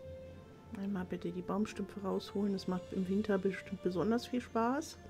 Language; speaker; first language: German; native; German